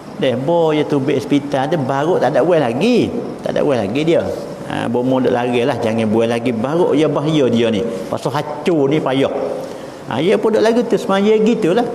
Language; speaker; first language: Malay; native; Malay